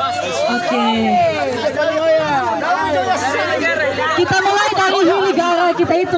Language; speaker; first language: Indonesian; non-native, local second language; Nias